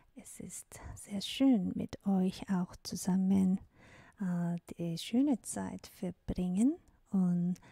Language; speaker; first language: German; non-native, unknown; Korean